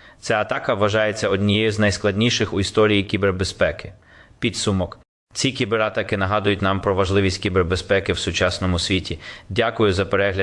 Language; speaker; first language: Ukrainian; native; Ukrainian